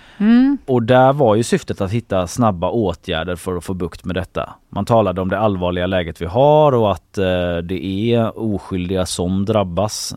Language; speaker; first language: Swedish; native; Swedish